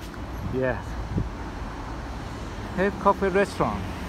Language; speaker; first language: English; non-native, learner; Chinese